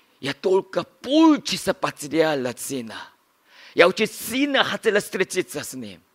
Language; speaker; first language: Russian; non-native, learner; Korean